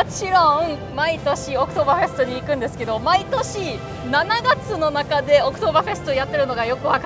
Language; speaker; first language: Japanese; non-native, fluent; German